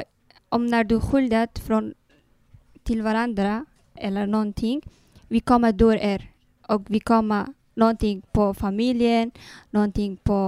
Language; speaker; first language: Swedish; non-native, learner; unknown